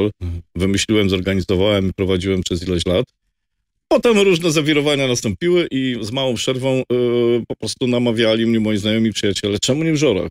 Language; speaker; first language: Polish; native; Polish